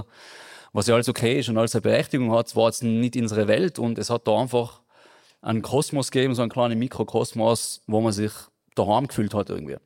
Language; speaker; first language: German; native; German